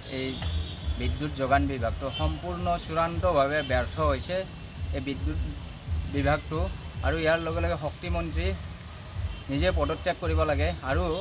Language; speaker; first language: Assamese; native; Assamese